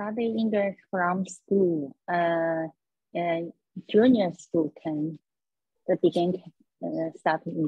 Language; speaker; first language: English; non-native, learner; Chinese